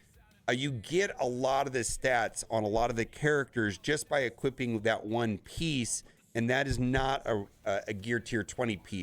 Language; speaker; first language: English; native; English